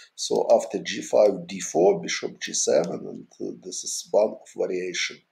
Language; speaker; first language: English; non-native, fluent; Ukrainian